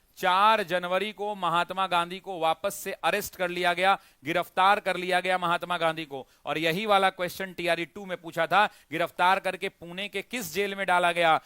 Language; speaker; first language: Hindi; native; Hindi